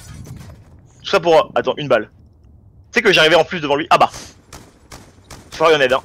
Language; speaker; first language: French; native; French